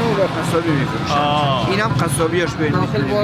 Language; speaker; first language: Persian; native; Persian